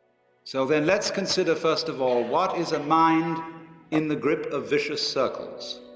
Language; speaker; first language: English; native; English